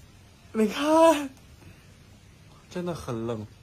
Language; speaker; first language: Chinese; non-native, learner; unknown